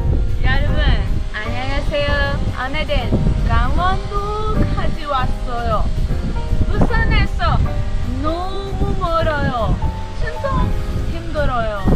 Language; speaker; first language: Korean; non-native, learner; English